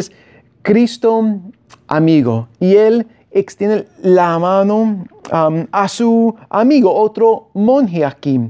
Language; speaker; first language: Spanish; non-native, fluent; English